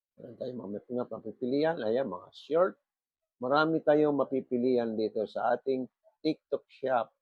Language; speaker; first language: Filipino; non-native, local second language; Bikol